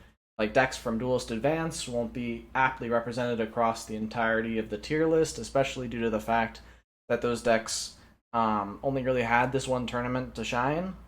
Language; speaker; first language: English; native; English